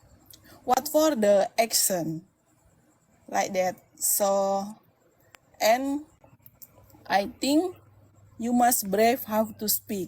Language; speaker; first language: English; non-native, learner; Indonesian